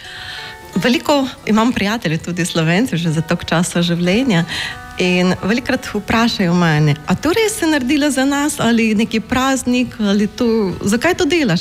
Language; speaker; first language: Slovenian; non-native, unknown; Ukrainian